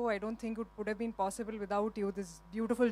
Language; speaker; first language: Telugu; non-native, fluent; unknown